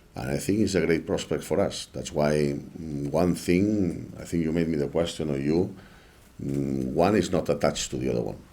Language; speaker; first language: English; non-native, fluent; Spanish